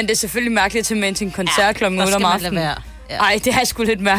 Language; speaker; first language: Danish; native; Danish